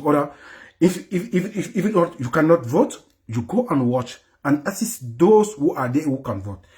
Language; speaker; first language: English; non-native, local second language; French